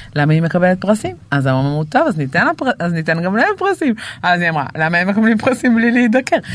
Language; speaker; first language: Hebrew; native; Hebrew